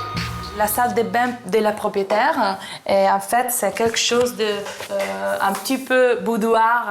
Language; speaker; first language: French; non-native, fluent; Italian